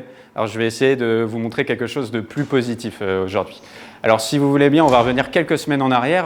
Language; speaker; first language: French; native; French